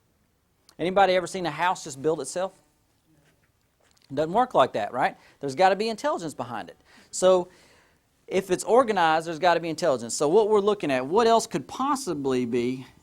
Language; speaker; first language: English; native; English